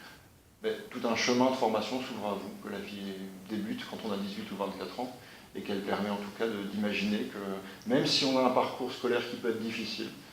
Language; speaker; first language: French; native; French